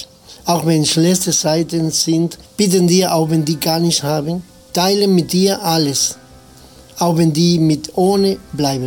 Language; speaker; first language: German; non-native, fluent; Spanish